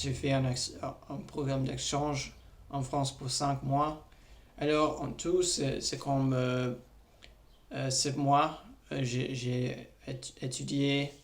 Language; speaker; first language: French; non-native, learner; English